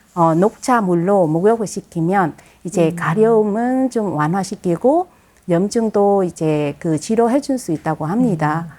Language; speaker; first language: Korean; non-native, fluent; Vietnamese